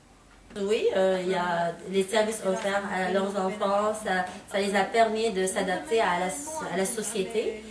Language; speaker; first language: French; non-native, local second language; Arabic